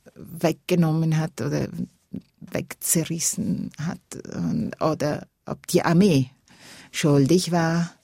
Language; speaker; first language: German; non-native, local second language; Italian